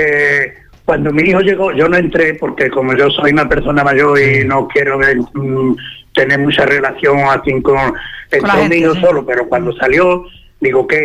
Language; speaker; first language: Spanish; native; Spanish